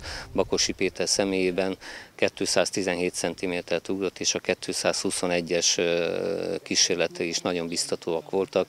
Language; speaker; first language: Hungarian; native; Hungarian